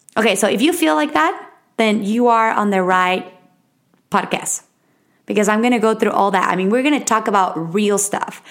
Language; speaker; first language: English; non-native, fluent; Spanish